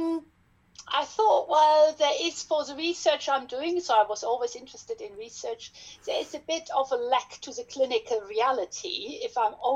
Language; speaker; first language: English; non-native, fluent; German